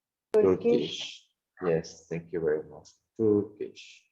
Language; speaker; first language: English; non-native, fluent; Spanish